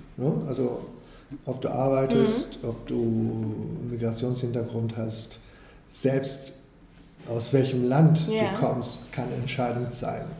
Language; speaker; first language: German; non-native, fluent; Kurdish